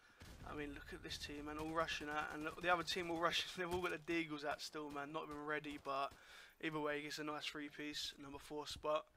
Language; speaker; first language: English; native; English